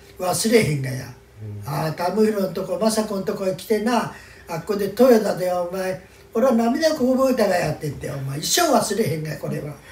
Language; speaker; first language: Japanese; native; Japanese